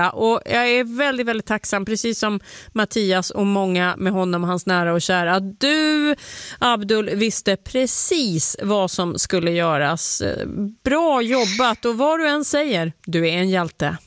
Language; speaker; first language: Swedish; native; Swedish